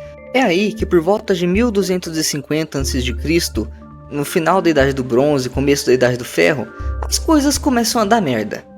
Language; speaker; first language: Portuguese; native; Portuguese